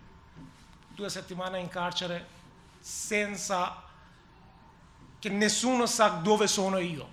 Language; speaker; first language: Italian; non-native, learner; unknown